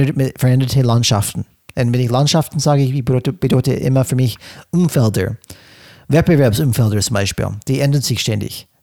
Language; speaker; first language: German; non-native, fluent; English